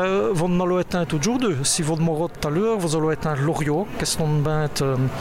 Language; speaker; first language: French; native; French